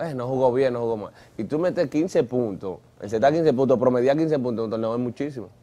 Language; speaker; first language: Spanish; native; Spanish